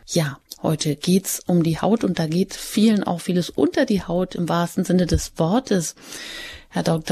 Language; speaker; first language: German; native; German